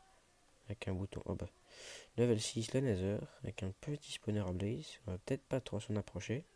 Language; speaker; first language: French; native; French